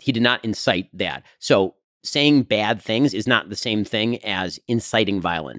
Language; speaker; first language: English; native; English